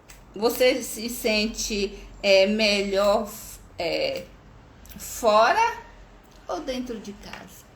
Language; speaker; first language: Portuguese; native; Portuguese